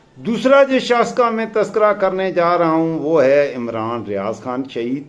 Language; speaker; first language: Urdu; non-native, local second language; Pashto